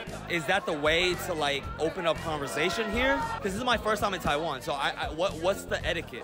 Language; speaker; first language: English; early bilingual, other home language; Chinese